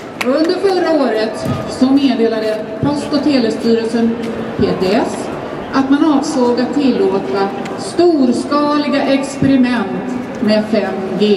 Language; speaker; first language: Swedish; native; Swedish